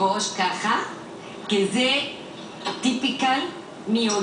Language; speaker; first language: Hebrew; non-native, fluent; Spanish